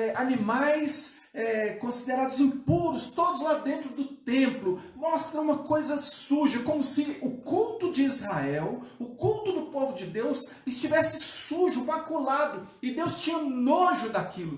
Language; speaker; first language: Portuguese; native; Portuguese